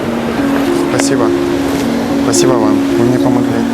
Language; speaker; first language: Russian; non-native, local second language; Kyrgyz